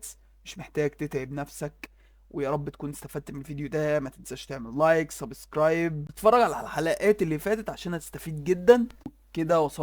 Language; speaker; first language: Arabic; native; Arabic